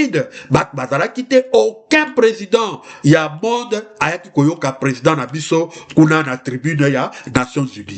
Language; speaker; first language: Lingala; native; Lingala